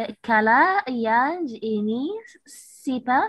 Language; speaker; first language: Indonesian; non-native, learner; Arabic